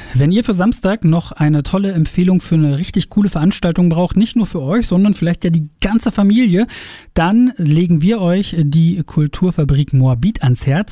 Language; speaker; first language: German; native; German